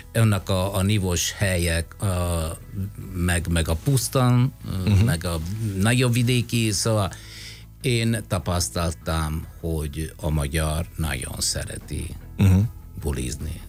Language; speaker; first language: Hungarian; non-native, fluent; Italian